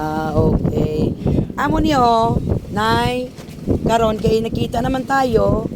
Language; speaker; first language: Filipino; non-native, local second language; Hiligaynon